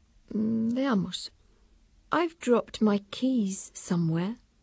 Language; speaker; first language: English; native; English